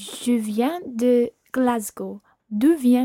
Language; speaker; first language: French; non-native, learner; English